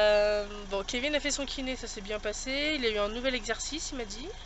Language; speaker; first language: French; native; French